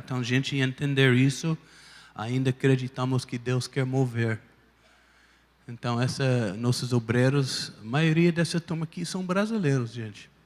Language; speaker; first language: Portuguese; non-native, fluent; English